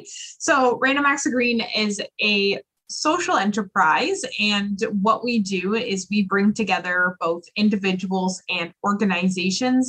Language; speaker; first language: English; native; English